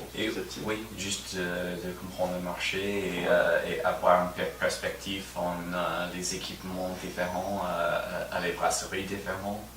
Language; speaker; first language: French; non-native, fluent; English